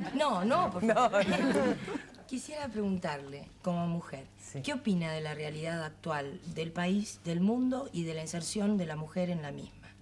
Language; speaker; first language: Spanish; early bilingual, other home language; Italian